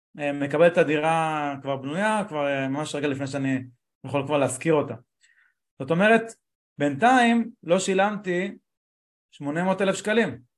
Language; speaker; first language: Hebrew; native; Hebrew